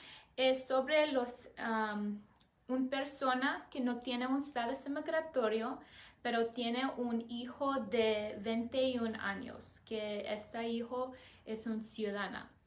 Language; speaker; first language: Spanish; non-native, learner; English